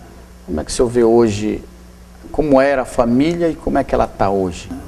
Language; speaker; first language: Portuguese; native; Portuguese